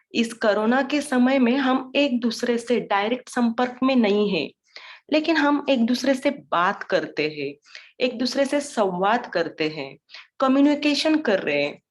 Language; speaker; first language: Hindi; non-native, local second language; Marathi